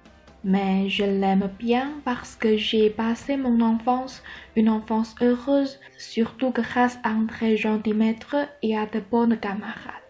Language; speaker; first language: French; non-native, learner; Chinese